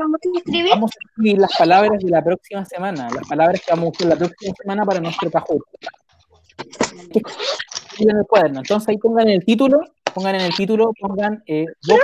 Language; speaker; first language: Spanish; native; Spanish